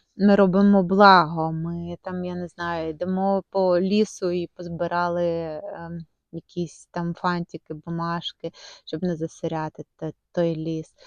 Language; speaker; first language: Ukrainian; non-native, local second language; Russian